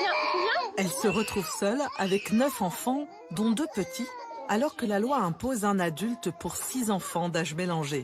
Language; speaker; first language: French; native; French